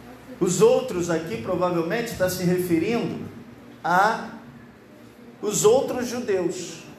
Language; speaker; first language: Portuguese; native; Portuguese